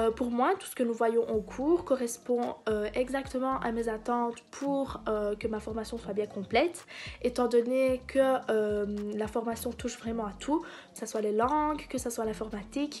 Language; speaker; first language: French; native; French